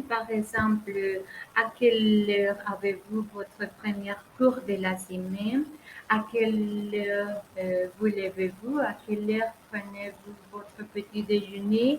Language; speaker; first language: French; non-native, learner; Spanish